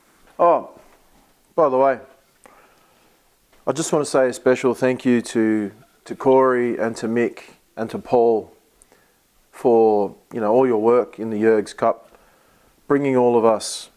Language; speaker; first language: English; native; English